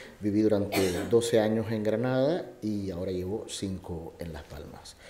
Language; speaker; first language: Spanish; native; Spanish